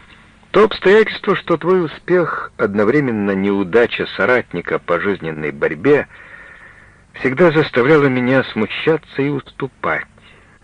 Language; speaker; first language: Russian; native; Russian